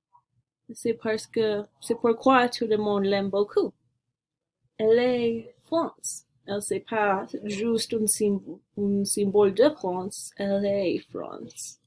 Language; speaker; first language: French; non-native, learner; English